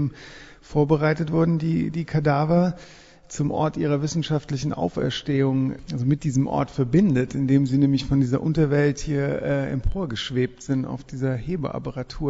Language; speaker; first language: German; native; German